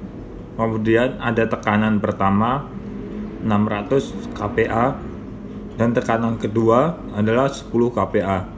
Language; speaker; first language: Indonesian; native; Indonesian